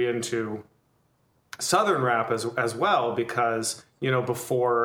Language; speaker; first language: English; native; English